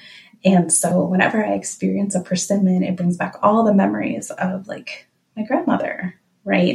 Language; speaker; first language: English; native; English